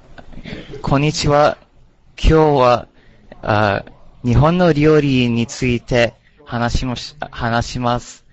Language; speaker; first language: Japanese; non-native, learner; English